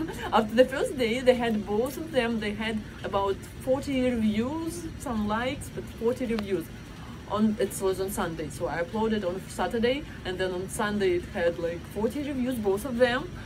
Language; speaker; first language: English; non-native, fluent; Russian